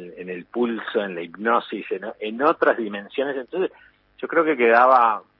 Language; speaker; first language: Spanish; native; Spanish